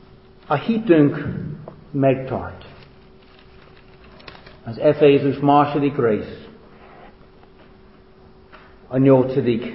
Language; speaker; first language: Hungarian; non-native, fluent; English